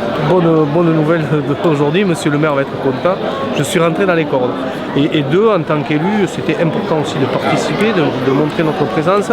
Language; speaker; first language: French; native; French